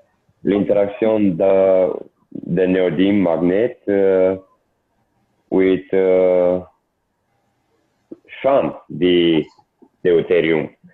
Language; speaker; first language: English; non-native, learner; Italian